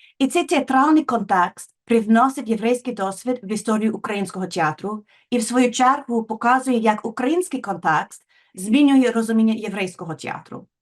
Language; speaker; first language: Ukrainian; non-native, fluent; English